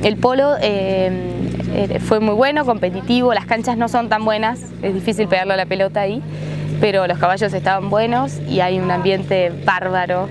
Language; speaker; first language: Spanish; native; Spanish